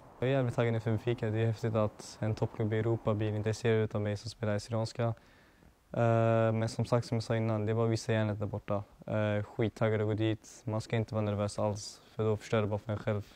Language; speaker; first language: Swedish; early bilingual, other home language; Assyrian Neo-Aramaic